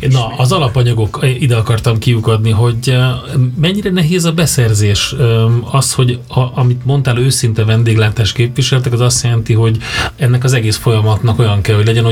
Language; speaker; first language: Hungarian; native; Hungarian